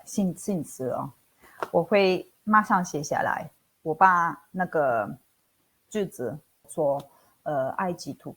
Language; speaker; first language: Chinese; non-native, fluent; Italian